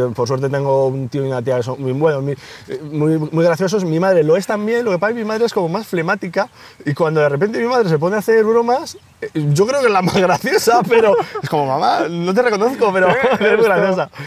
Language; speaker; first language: Spanish; native; Spanish